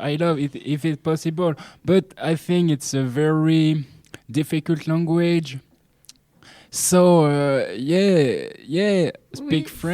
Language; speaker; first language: English; non-native, learner; French